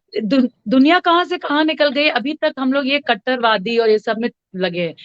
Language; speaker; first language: Hindi; non-native, local second language; Bhojpuri